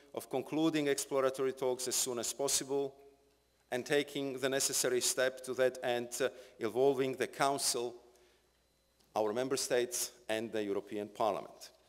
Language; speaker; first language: English; non-native, fluent; Slovak